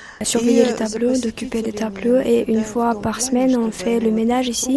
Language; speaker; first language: French; non-native, fluent; Russian